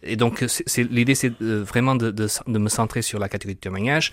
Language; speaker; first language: French; non-native, fluent; Portuguese